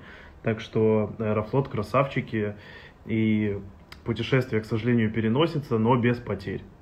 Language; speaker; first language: Russian; native; Russian